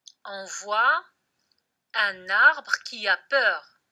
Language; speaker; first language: French; non-native, local second language; Arabic